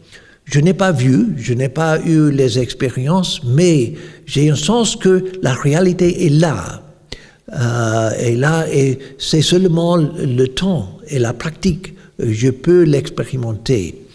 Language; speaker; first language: French; non-native, fluent; English